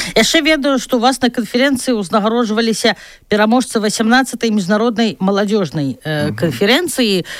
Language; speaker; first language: Belarusian; non-native, local second language; Russian